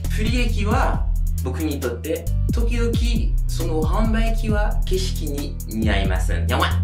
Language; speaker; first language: Japanese; non-native, fluent; French